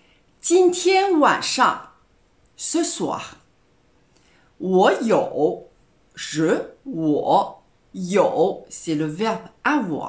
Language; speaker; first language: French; non-native, fluent; Chinese